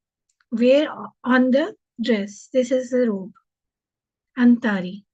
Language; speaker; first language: English; non-native, local second language; Hindi